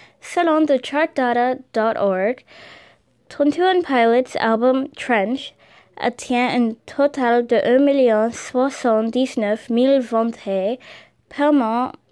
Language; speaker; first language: French; non-native, learner; English